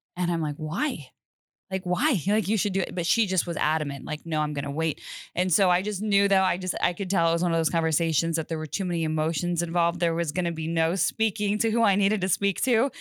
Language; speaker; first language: English; native; English